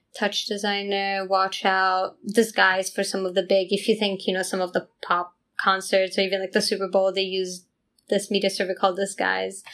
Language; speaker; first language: English; non-native, fluent; Italian